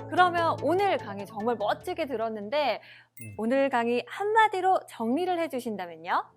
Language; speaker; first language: Korean; native; Korean